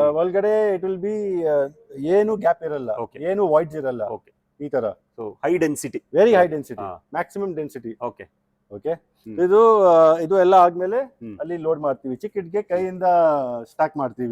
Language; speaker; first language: Kannada; non-native, local second language; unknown